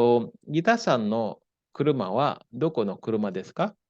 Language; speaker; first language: Japanese; non-native, fluent; Indonesian